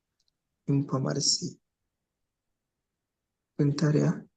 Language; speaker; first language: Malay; non-native, learner; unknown